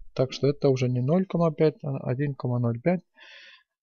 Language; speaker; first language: Russian; non-native, fluent; Estonian